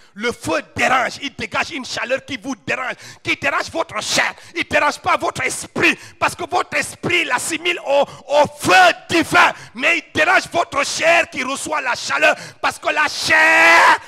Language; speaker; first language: French; non-native, local second language; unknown